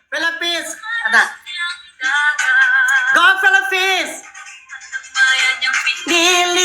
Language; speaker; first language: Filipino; non-native, local second language; Cebuano